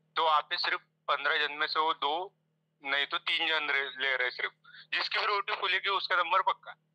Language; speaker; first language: Hindi; non-native, local second language; Marathi